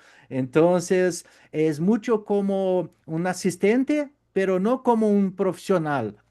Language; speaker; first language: Spanish; non-native, fluent; Portuguese